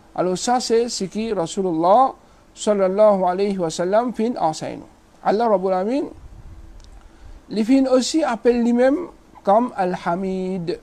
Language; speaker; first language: French; non-native, local second language; Morisyen